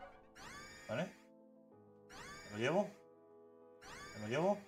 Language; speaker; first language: Spanish; native; Spanish